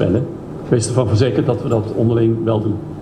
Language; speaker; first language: Dutch; native; Dutch